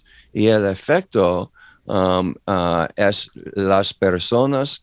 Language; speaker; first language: Spanish; non-native, learner; English